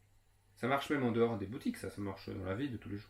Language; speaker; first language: French; native; French